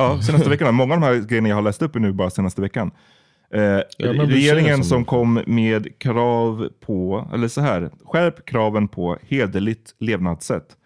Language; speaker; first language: Swedish; native; Swedish